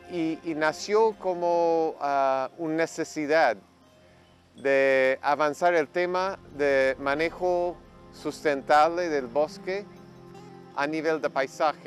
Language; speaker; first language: Spanish; non-native, fluent; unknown